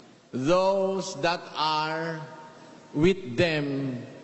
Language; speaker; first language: English; non-native, local second language; Filipino